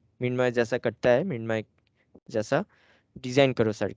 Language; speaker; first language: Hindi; non-native, local second language; Bangla